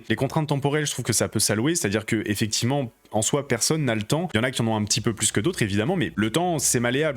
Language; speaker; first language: French; native; French